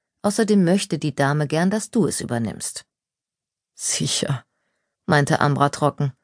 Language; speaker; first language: German; native; German